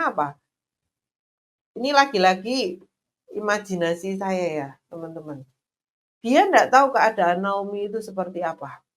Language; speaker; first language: Indonesian; native; Indonesian